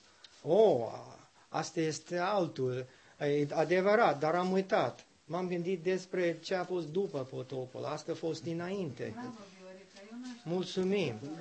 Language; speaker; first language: Romanian; non-native, learner; English